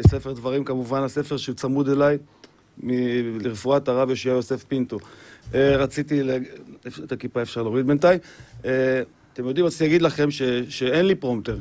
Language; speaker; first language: Hebrew; native; Hebrew